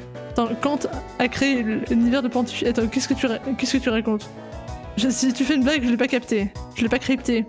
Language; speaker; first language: French; native; French